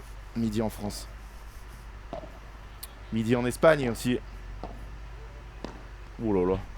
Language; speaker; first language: French; native; French